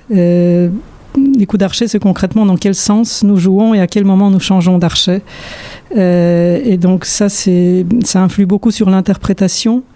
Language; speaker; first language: French; non-native, fluent; Polish